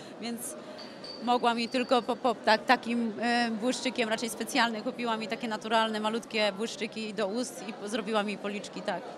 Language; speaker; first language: Polish; native; Polish